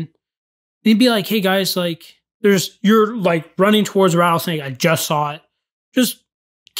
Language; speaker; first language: English; native; English